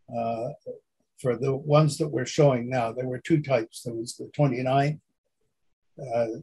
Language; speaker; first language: English; native; English